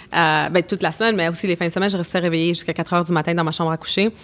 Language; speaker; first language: French; native; French